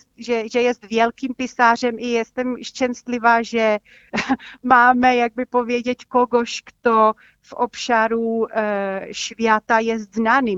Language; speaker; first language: Polish; non-native, fluent; Czech